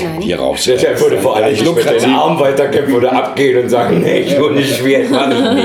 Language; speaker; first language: German; native; German